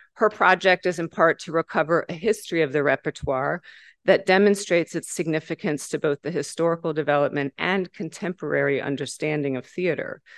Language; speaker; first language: English; native; English